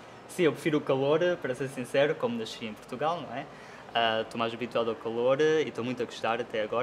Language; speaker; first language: Portuguese; early bilingual, heritage; Portuguese